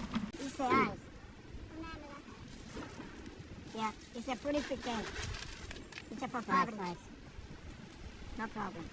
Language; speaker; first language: English; non-native, learner; Spanish